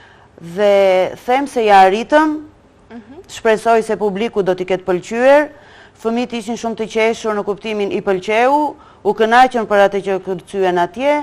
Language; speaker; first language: Albanian; native; Albanian